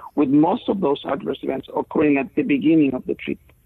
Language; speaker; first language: English; non-native, fluent; Spanish